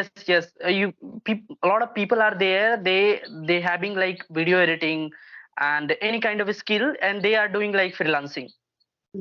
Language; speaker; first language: English; non-native, local second language; Hindi